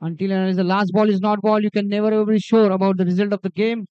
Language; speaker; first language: English; non-native, local second language; Marathi